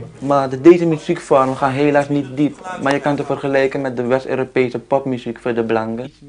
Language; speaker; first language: Dutch; native; Dutch